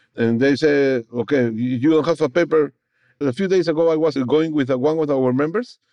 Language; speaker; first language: English; non-native, learner; Spanish